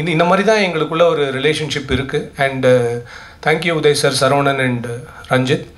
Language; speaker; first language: Tamil; native; Tamil